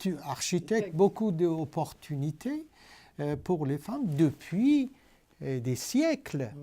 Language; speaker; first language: French; non-native, fluent; Persian